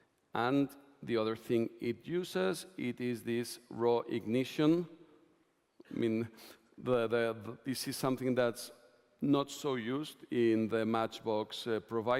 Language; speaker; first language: English; non-native, fluent; Spanish